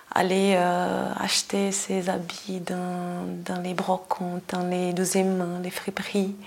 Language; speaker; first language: French; non-native, fluent; Portuguese